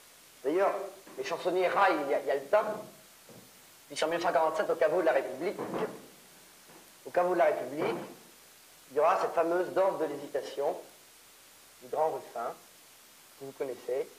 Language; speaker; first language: French; native; French